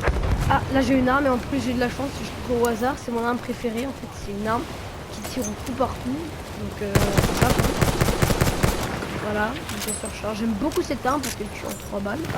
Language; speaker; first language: French; native; French